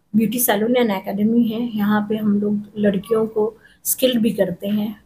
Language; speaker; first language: Hindi; non-native, local second language; Urdu